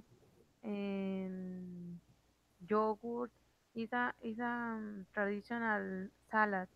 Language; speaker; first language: English; non-native, learner; Spanish